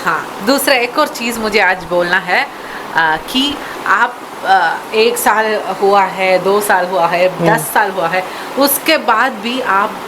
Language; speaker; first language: Hindi; non-native, local second language; Malayalam